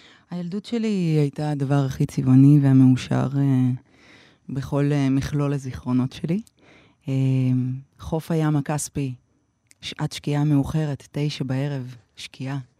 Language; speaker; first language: Hebrew; non-native, fluent; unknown